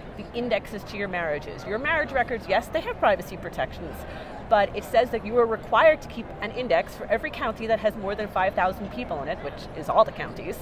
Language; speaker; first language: English; native; English